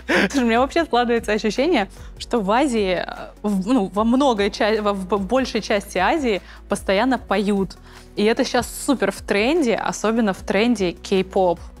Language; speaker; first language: Russian; native; Russian